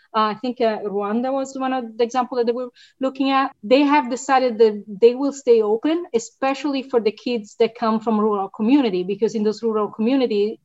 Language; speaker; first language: English; non-native, fluent; Italian